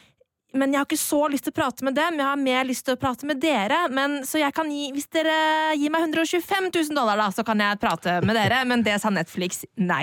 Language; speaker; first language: Norwegian; native; Norwegian